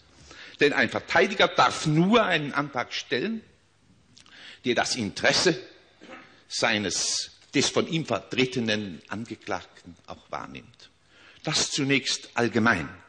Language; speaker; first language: German; native; German